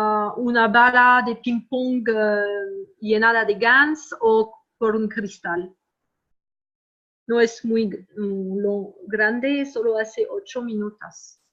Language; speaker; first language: Spanish; non-native, fluent; French